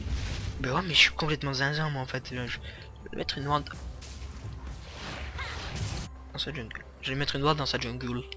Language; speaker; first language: French; native; French